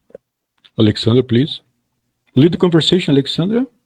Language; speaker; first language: English; non-native, fluent; Portuguese